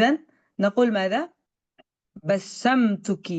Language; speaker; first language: Arabic; non-native, fluent; Indonesian